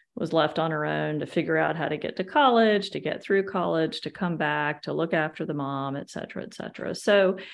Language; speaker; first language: English; native; English